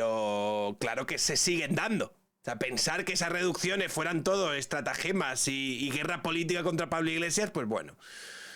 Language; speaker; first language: Spanish; native; Spanish